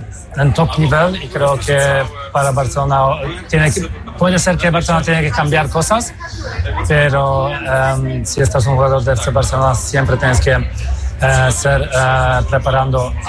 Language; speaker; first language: Spanish; non-native, fluent; Polish